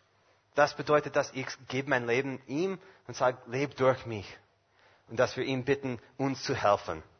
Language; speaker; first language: German; non-native, fluent; English